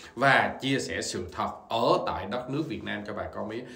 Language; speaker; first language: Vietnamese; native; Vietnamese